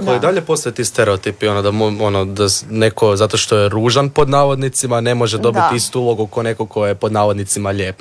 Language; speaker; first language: Serbian; native; Serbian